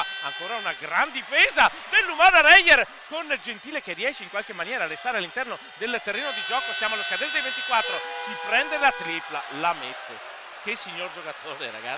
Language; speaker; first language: Italian; native; Italian